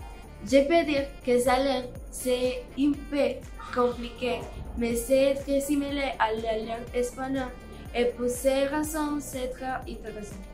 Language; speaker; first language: French; non-native, learner; Spanish